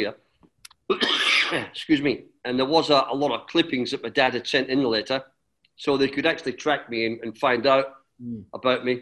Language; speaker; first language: English; native; English